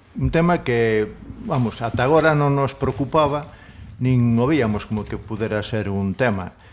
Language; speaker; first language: Galician; non-native, local second language; Spanish